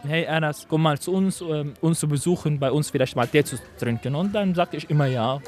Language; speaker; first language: German; non-native, learner; Arabic